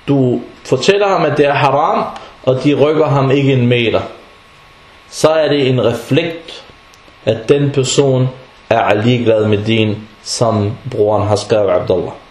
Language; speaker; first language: Danish; early bilingual, other home language; Arabic